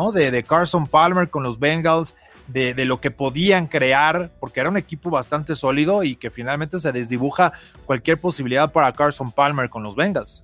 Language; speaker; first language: Spanish; native; Spanish